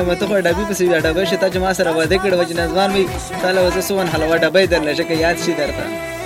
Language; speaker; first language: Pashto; non-native, local second language; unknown